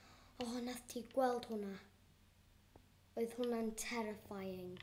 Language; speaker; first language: Welsh; non-native, local second language; English